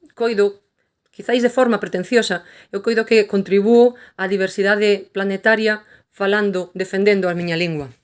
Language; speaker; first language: Galician; native; Galician